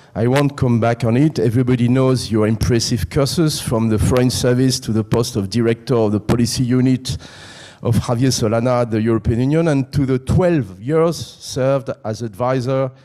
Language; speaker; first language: English; non-native, fluent; French